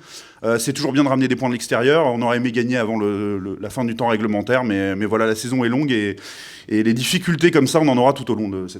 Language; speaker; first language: French; native; French